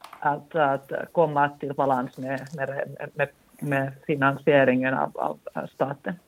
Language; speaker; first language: Swedish; non-native, local second language; Finnish